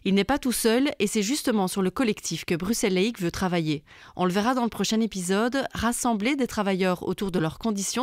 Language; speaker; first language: French; native; French